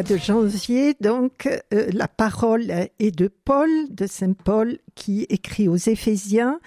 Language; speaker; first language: French; native; French